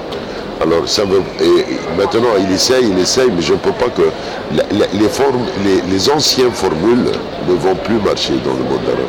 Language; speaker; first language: French; non-native, fluent; Arabic